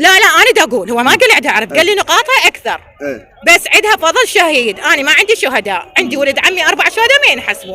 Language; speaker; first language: Arabic; native; Arabic